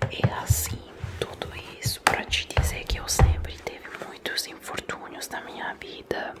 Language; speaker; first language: Portuguese; non-native, fluent; Italian